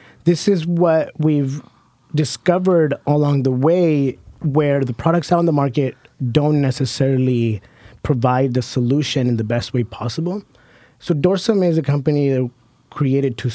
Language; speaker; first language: English; native; English